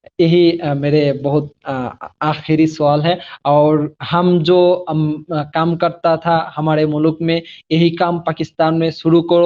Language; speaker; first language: Hindi; non-native, learner; Bangla